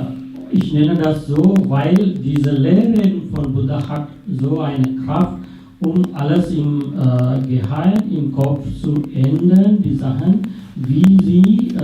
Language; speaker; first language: German; non-native, fluent; Sinhala